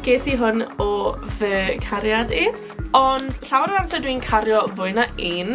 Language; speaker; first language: Welsh; non-native, local second language; English